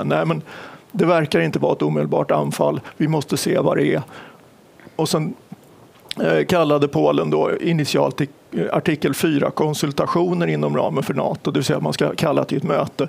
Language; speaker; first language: Swedish; native; Swedish